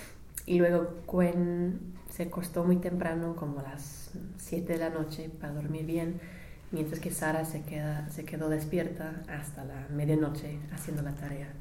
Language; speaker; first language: Spanish; non-native, learner; English